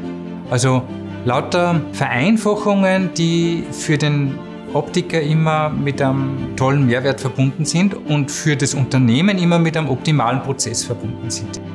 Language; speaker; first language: German; native; German